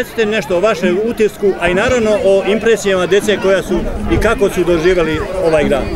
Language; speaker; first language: Serbian; native; Serbian